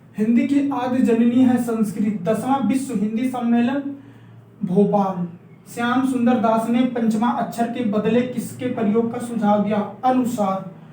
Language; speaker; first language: Hindi; native; Hindi